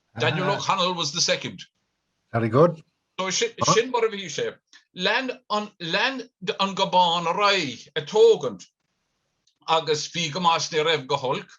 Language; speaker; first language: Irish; native; Irish